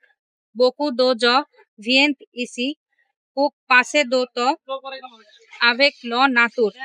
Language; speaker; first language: French; non-native, learner; Bangla